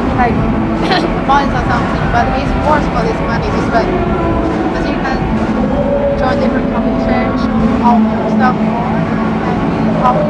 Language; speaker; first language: English; non-native, learner; Chinese